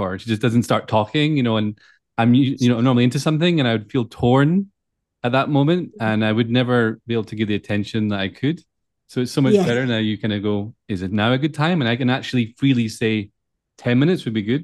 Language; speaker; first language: English; native; English